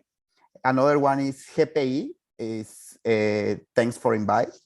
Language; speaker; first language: English; non-native, fluent; Spanish